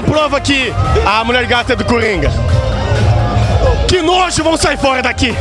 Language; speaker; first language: Portuguese; native; Portuguese